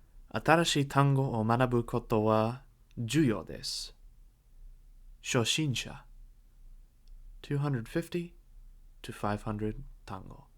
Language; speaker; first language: Japanese; non-native, learner; English